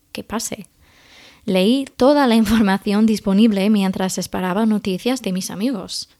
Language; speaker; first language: Spanish; non-native, fluent; English